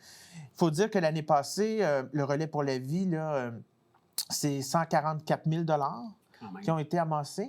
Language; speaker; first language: French; native; French